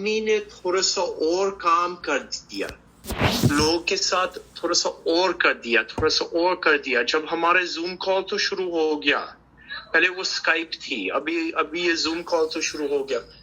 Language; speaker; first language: Hindi; early bilingual, heritage; Hindi